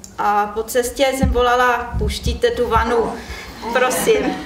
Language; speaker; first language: Czech; non-native, learner; German